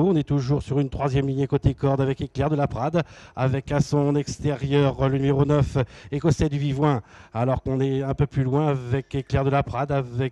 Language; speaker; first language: French; native; French